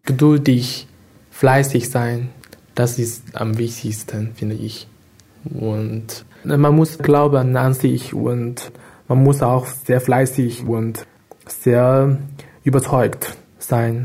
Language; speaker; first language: German; non-native, fluent; Chinese